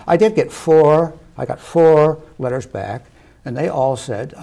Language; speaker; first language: English; native; English